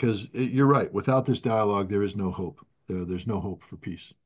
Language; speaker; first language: English; native; English